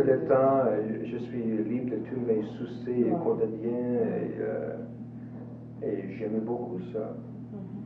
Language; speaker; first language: French; non-native, local second language; English